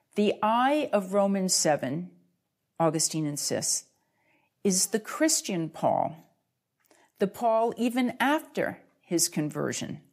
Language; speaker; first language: English; native; English